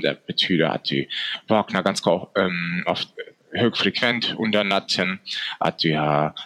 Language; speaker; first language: Swedish; non-native, fluent; German